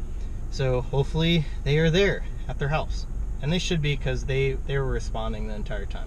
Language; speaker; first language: English; native; English